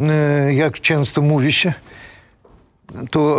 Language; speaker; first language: Polish; non-native, fluent; Russian